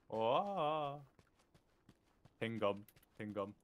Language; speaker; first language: Korean; native; Korean